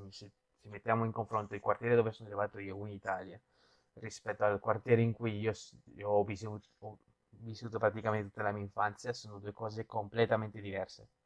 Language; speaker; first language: Italian; non-native, fluent; Spanish